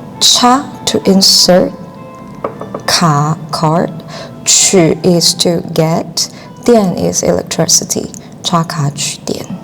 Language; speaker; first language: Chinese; native; Chinese